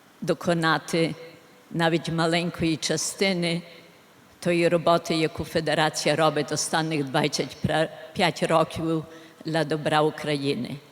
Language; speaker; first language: Ukrainian; early bilingual, other home language; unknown